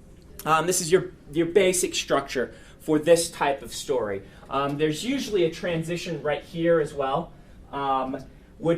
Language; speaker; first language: English; native; English